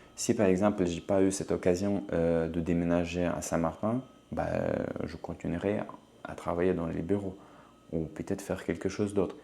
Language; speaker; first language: French; non-native, fluent; Ukrainian